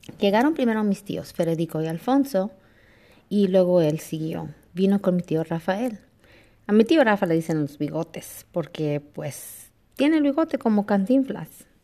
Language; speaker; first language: Spanish; early bilingual, heritage; Spanish